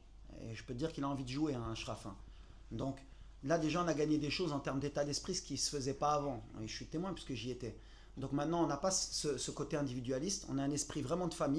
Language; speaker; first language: French; native; French